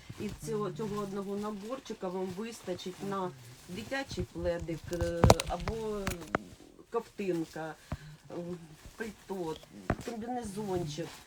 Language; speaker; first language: Ukrainian; non-native, local second language; Russian